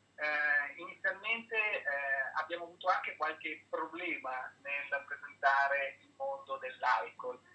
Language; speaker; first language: Italian; native; Italian